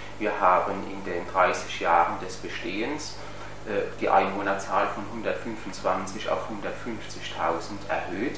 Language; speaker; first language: German; native; German